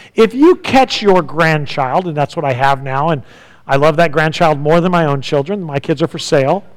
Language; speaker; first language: English; native; English